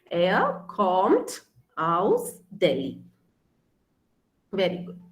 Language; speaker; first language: German; non-native, fluent; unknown